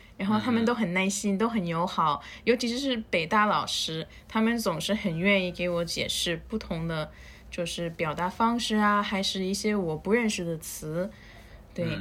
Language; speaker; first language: Chinese; non-native, fluent; Spanish